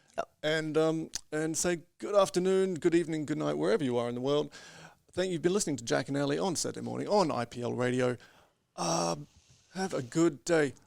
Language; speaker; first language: English; native; English